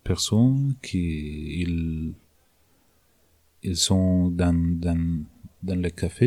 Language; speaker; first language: French; non-native, learner; Persian